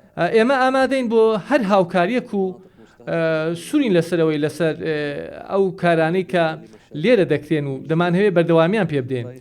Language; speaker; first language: Central Kurdish; non-native, fluent; Arabic